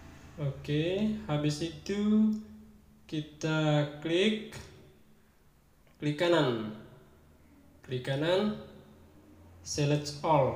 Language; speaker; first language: Indonesian; native; Indonesian